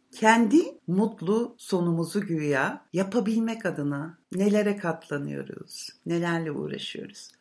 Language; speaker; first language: Turkish; native; Turkish